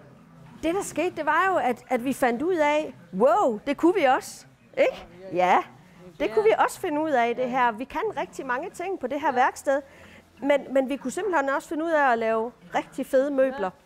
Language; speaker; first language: Danish; native; Danish